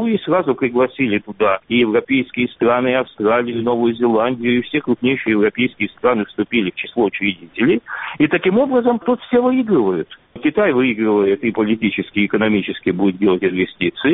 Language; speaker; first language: Russian; native; Russian